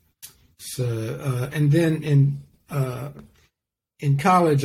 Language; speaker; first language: English; native; English